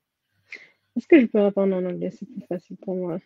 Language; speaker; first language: French; non-native, fluent; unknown